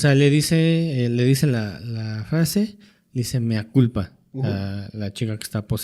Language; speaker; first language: Spanish; native; Spanish